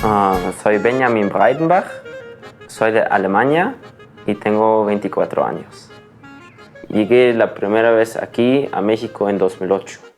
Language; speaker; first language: Spanish; non-native, fluent; German